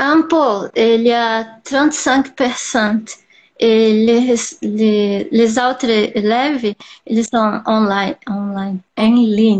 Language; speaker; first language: French; non-native, learner; Portuguese